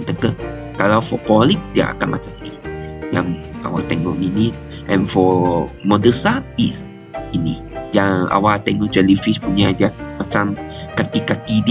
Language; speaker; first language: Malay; non-native, local second language; Chinese